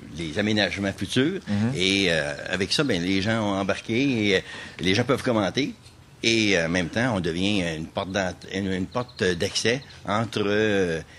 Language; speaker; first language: French; native; French